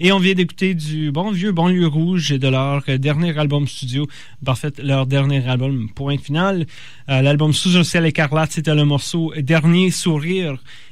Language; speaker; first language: French; native; French